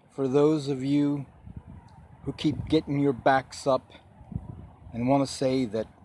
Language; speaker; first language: English; native; English